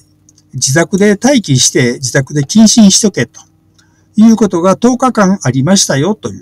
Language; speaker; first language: Japanese; native; Japanese